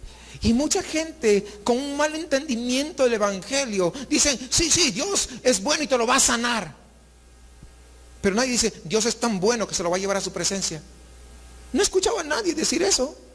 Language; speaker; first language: Spanish; native; Spanish